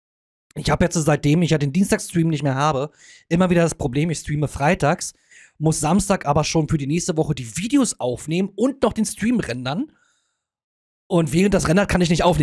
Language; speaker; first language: German; native; German